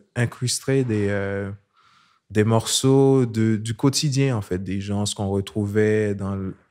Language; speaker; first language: French; non-native, local second language; Haitian Creole